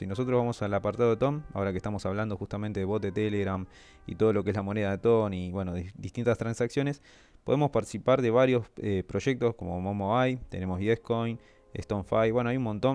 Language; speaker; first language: Spanish; native; Spanish